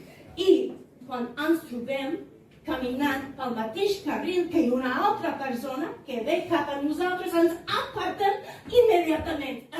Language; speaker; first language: Catalan; non-native, fluent; English